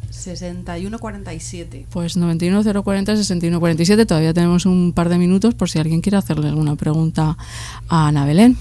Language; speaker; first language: Spanish; native; Spanish